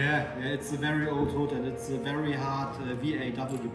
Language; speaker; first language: English; non-native, fluent; German